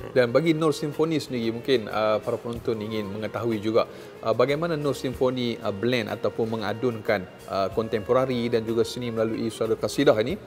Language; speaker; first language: Malay; native; Malay